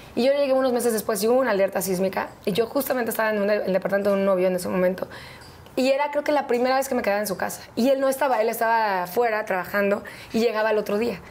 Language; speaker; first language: Spanish; native; Spanish